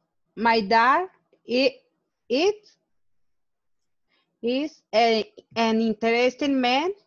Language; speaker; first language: English; non-native, learner; Spanish